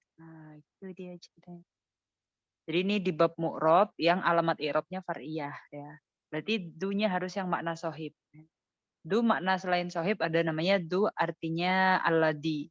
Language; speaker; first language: Indonesian; native; Indonesian